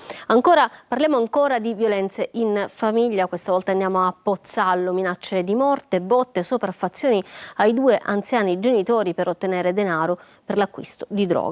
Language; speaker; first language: Italian; native; Italian